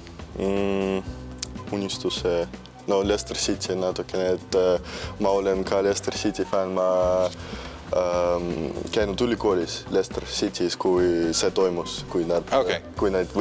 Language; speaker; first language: Estonian; non-native, local second language; Russian